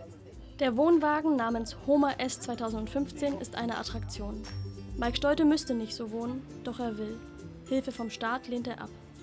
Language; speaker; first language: German; native; German